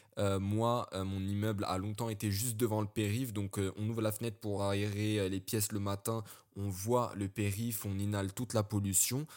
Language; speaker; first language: French; early bilingual, other home language; Arabic